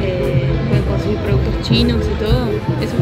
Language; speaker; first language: Spanish; non-native, fluent; French